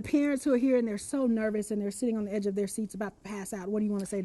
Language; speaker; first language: English; native; English